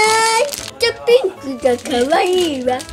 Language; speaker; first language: Japanese; native; Japanese